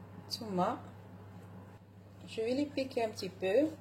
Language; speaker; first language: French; non-native, local second language; Arabic